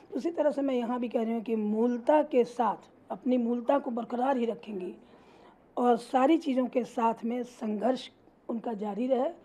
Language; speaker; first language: Hindi; native; Hindi